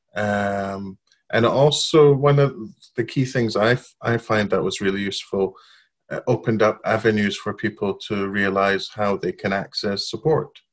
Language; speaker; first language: English; non-native, fluent; Arabic